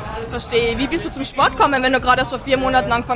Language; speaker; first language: German; native; German